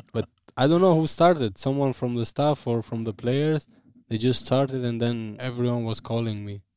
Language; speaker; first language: English; non-native, fluent; Albanian